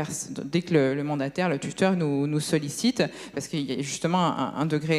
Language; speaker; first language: French; native; French